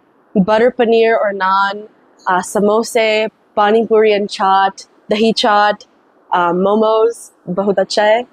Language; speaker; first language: Hindi; early bilingual, heritage; English